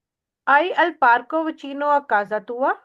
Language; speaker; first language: Italian; non-native, learner; Urdu